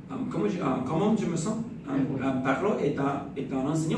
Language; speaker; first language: French; non-native, fluent; Spanish